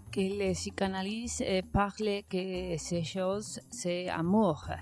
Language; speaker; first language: French; non-native, learner; Spanish